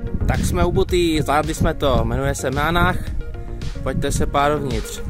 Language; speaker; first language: Czech; native; Czech